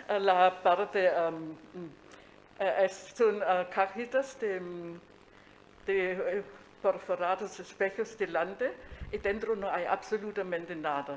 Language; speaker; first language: Spanish; non-native, fluent; German